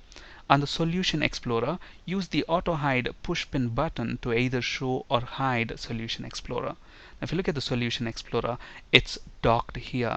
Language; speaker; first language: English; non-native, local second language; Telugu